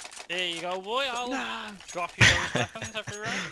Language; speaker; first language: English; native; English